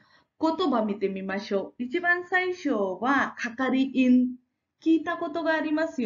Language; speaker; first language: Japanese; non-native, fluent; Marathi